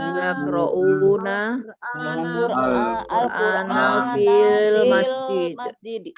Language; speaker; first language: Arabic; non-native, learner; Indonesian